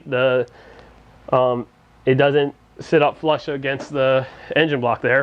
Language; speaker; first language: English; native; English